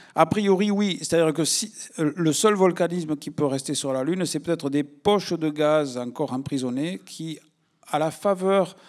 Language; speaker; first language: French; native; French